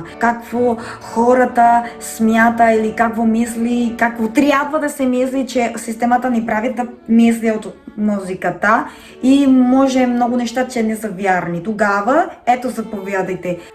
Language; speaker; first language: Bulgarian; non-native, learner; Spanish